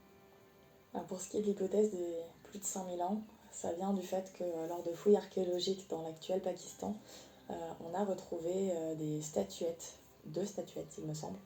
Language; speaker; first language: French; native; French